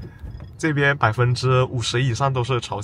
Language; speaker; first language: Chinese; non-native, fluent; Indonesian